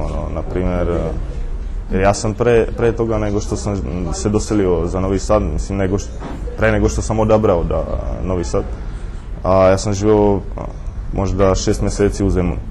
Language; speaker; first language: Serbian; non-native, fluent; Czech